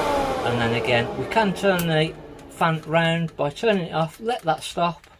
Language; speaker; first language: English; native; English